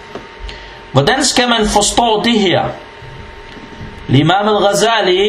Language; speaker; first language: Danish; non-native, fluent; Arabic